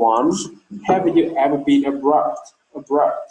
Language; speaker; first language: English; non-native, learner; Vietnamese